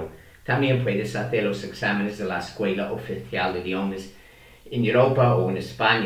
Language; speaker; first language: Spanish; non-native, fluent; English